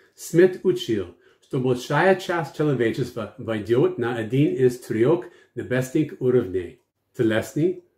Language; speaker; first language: Russian; non-native, fluent; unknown